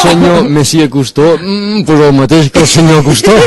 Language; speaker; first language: Catalan; native; Catalan